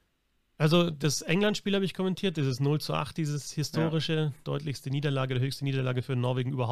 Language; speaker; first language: German; native; German